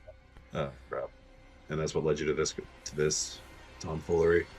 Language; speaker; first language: English; native; English